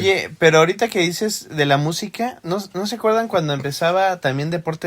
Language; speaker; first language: Spanish; native; Spanish